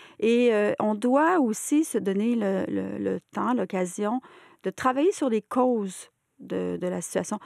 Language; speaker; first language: French; native; French